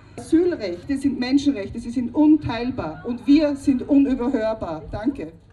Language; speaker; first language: German; native; German